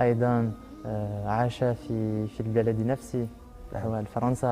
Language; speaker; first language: Arabic; non-native, learner; French